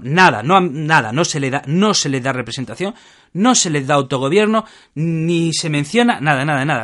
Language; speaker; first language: Spanish; native; Spanish